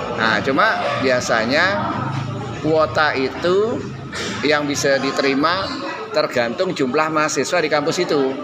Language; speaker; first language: Indonesian; native; Indonesian